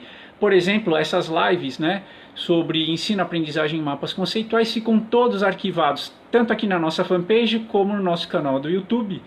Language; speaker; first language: Portuguese; native; Portuguese